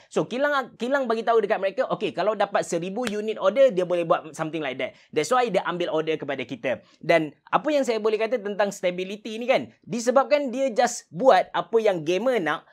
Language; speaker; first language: Malay; native; Malay